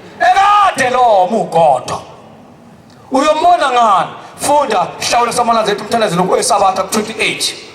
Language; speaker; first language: Zulu; native; Zulu